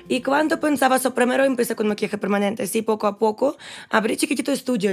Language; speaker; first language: Spanish; non-native, learner; Russian